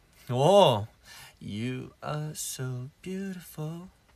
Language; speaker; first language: English; early bilingual, other home language; Korean